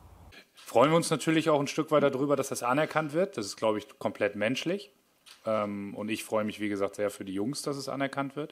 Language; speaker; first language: German; native; German